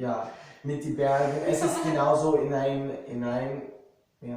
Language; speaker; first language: German; non-native, fluent; Portuguese